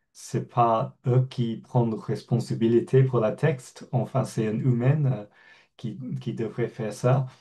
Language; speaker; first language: French; non-native, fluent; English